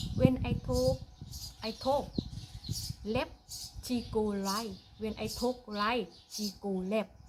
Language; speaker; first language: English; non-native, learner; Thai